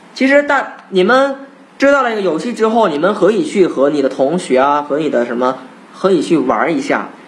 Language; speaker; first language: Chinese; non-native, fluent; Thai